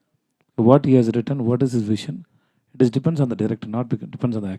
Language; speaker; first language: Telugu; non-native, learner; Tamil